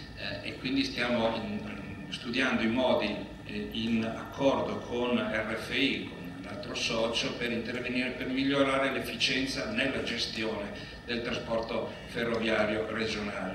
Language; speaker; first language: Italian; native; Italian